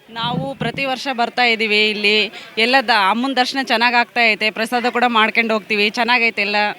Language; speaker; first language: Kannada; native; Kannada